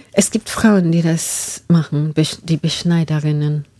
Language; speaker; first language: German; non-native, fluent; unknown